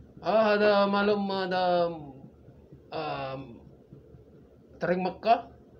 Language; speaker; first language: Arabic; non-native, learner; Filipino